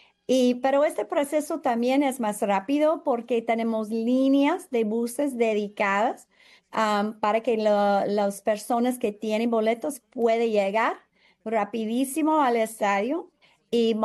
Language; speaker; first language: Spanish; non-native, learner; English